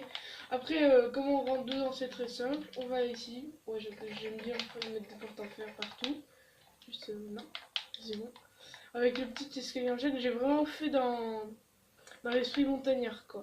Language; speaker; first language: French; native; French